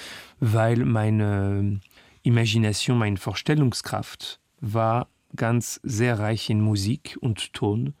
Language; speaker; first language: German; non-native, fluent; French